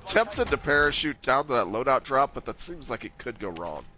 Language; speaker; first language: English; native; English